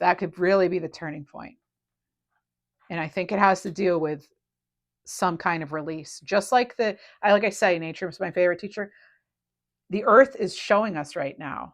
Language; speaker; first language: English; native; English